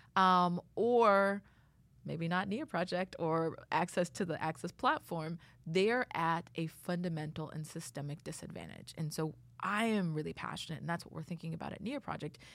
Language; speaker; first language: English; native; English